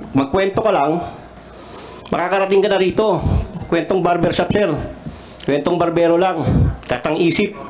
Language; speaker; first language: Filipino; non-native, local second language; Cebuano